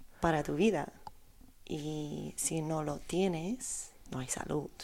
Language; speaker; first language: Spanish; non-native, learner; Polish